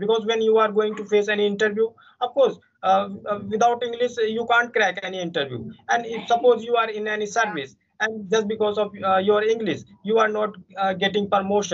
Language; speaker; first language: English; non-native, fluent; Hindi